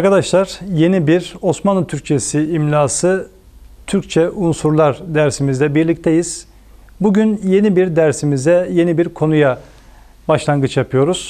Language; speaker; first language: Turkish; native; Turkish